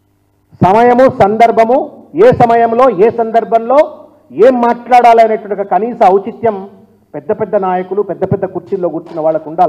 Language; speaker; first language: Telugu; native; Telugu